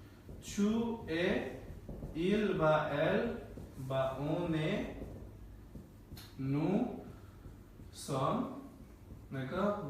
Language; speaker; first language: French; non-native, fluent; Bangla